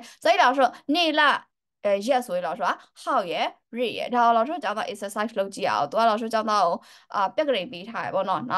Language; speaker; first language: Chinese; native; Chinese